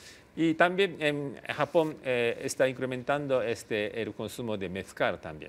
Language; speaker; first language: Spanish; non-native, fluent; Japanese